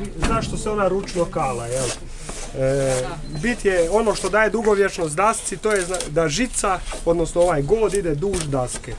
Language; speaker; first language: Croatian; native; Croatian